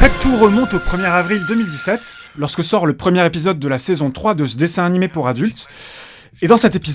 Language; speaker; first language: French; native; French